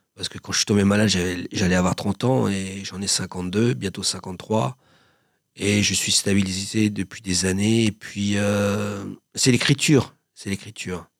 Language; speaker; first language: French; native; French